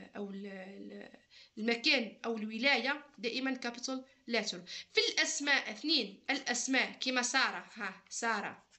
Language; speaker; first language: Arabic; native; Arabic